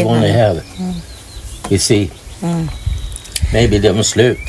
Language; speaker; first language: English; non-native, learner; Swedish